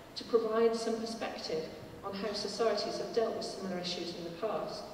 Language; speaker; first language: English; native; English